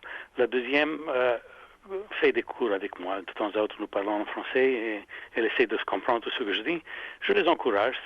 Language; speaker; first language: French; non-native, fluent; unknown